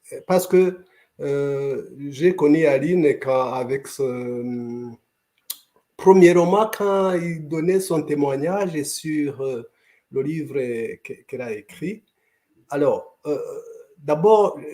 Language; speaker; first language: French; non-native, local second language; Kinyarwanda